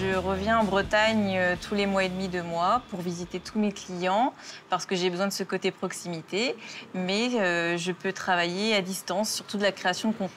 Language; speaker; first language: French; native; French